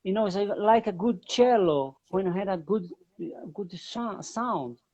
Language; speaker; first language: English; non-native, learner; Portuguese